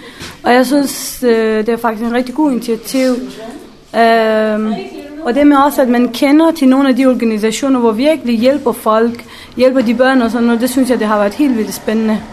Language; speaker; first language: Danish; early bilingual, other home language; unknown